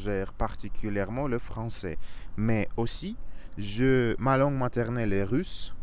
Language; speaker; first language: French; non-native, learner; Russian